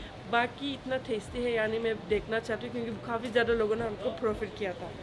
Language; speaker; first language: Hindi; non-native, learner; Turkish